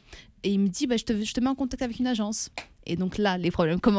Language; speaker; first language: French; native; French